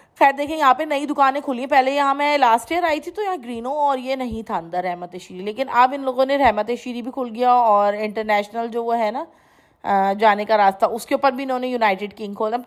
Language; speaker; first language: Urdu; native; Urdu